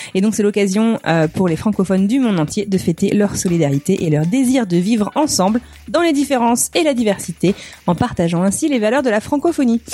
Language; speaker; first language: French; native; French